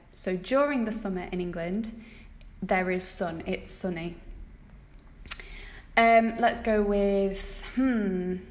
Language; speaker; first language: English; native; English